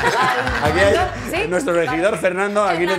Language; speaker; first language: Spanish; native; Spanish